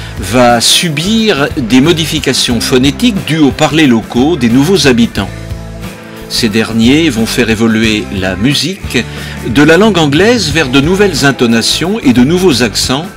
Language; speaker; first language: French; non-native, fluent; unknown